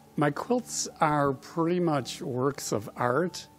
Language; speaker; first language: English; native; English